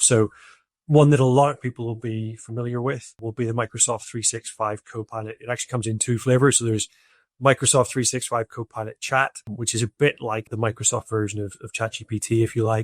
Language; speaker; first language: English; native; English